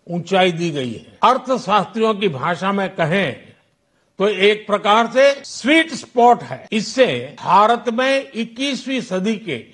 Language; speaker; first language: Hindi; non-native, local second language; Gujarati